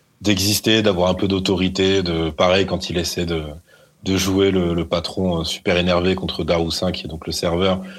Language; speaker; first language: French; native; French